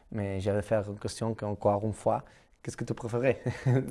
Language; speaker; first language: French; non-native, learner; Catalan